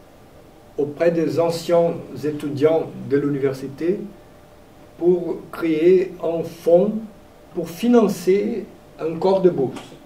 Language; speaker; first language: French; non-native, fluent; Portuguese